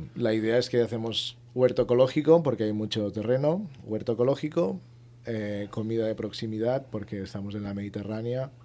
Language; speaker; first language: Spanish; native; Spanish